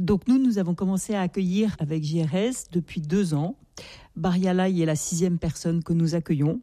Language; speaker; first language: French; native; French